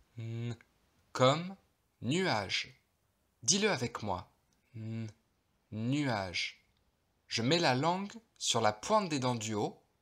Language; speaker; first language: French; non-native, local second language; Arabic